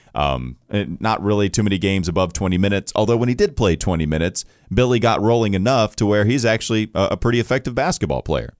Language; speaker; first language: English; native; English